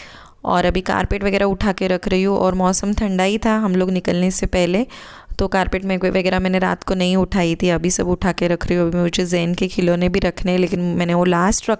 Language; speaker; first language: Hindi; native; Hindi